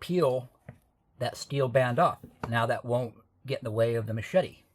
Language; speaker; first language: English; native; English